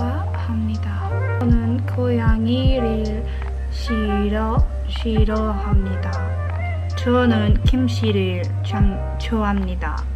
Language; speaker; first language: Korean; non-native, learner; English